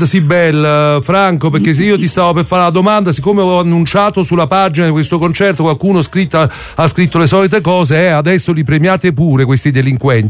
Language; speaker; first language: Italian; native; Italian